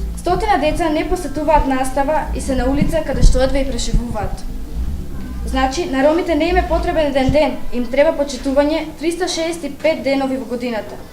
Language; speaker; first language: Macedonian; non-native, local second language; Romany